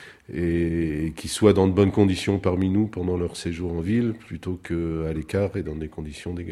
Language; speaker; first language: French; native; French